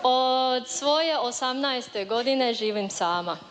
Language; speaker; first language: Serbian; non-native, learner; Chinese